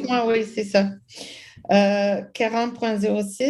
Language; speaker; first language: French; non-native, local second language; English